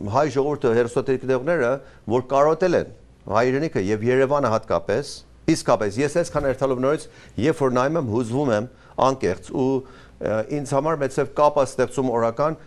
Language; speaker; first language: Armenian; early bilingual, heritage; Armenian